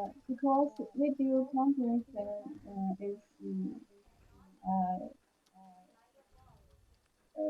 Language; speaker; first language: English; non-native, learner; Chinese